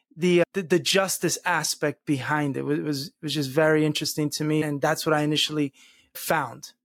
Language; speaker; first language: English; early bilingual, other home language; Spanish